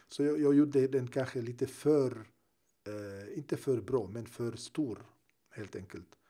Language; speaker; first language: Swedish; early bilingual, other home language; Turoyo